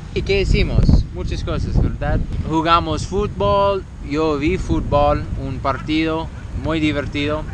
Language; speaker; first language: Spanish; non-native, learner; English